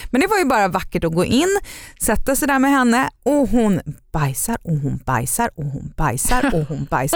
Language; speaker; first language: Swedish; native; Swedish